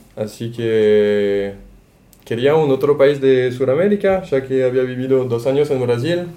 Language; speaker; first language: Spanish; non-native, fluent; French